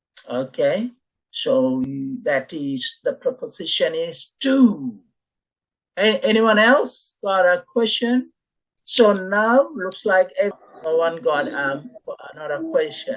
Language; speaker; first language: English; non-native, fluent; Tamil